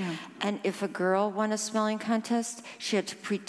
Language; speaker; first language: English; early bilingual, other home language; Norwegian